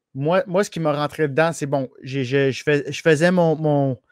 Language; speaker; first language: French; native; French